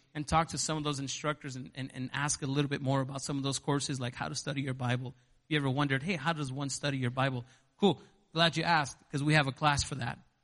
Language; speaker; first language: English; native; English